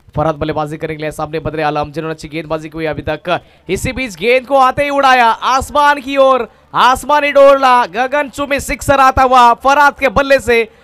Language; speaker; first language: Hindi; non-native, local second language; Marathi